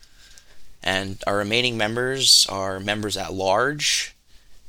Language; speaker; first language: English; native; English